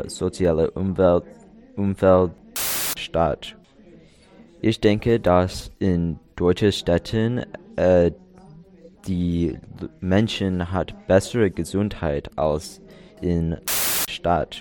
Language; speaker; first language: German; non-native, learner; English